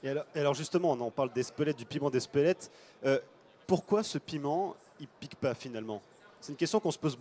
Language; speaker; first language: French; native; French